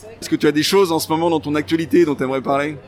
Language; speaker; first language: French; native; French